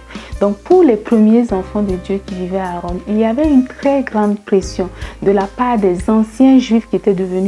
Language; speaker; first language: French; native; French